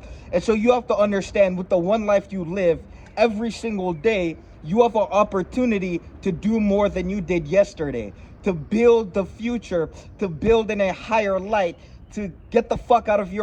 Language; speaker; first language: English; native; English